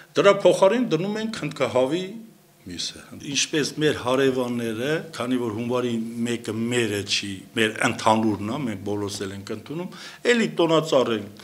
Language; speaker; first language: Armenian; non-native, local second language; Kurdish